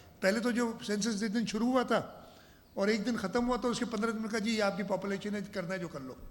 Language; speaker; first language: Urdu; non-native, local second language; Sindhi